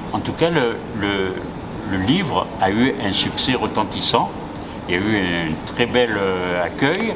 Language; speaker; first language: French; native; French